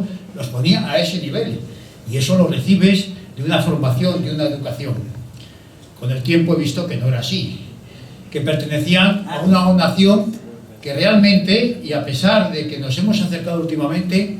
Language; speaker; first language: Spanish; native; Spanish